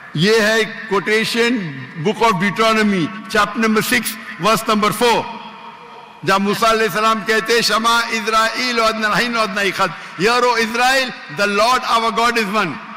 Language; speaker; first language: Urdu; non-native, local second language; Konkani